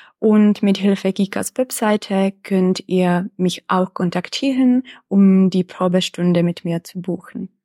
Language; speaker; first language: German; non-native, fluent; Czech